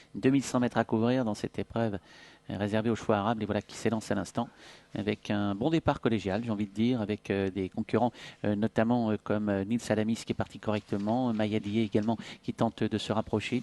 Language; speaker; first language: French; native; French